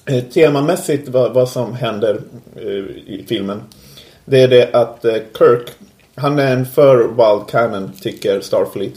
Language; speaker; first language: Swedish; native; Swedish